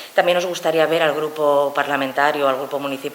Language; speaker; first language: Spanish; native; Spanish